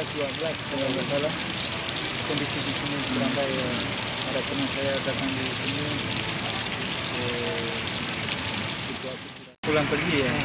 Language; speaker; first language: Indonesian; non-native, fluent; Spanish